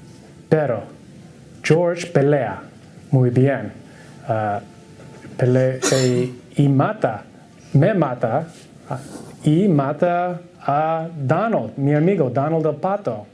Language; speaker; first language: Spanish; non-native, learner; English